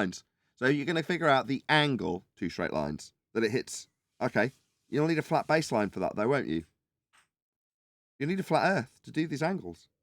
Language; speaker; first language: English; native; English